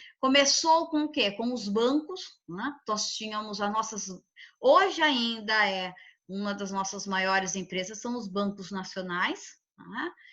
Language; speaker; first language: Portuguese; native; Portuguese